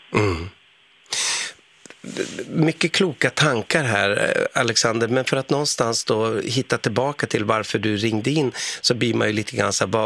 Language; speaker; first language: Swedish; native; Swedish